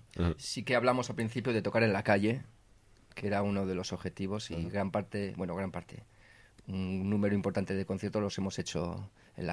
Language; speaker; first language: Spanish; native; Spanish